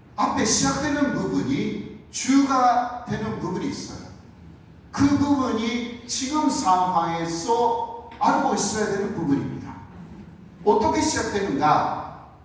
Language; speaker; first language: Korean; non-native, fluent; Japanese